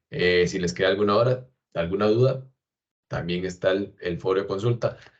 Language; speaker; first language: Spanish; native; Spanish